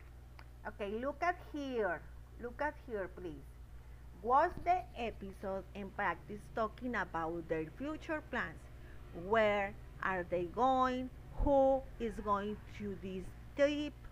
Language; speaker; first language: English; non-native, learner; Spanish